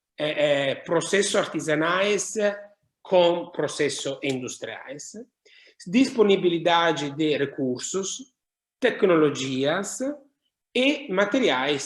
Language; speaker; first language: Portuguese; non-native, learner; Italian